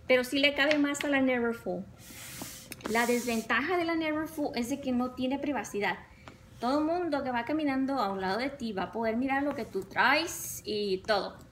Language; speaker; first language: Spanish; early bilingual, other home language; English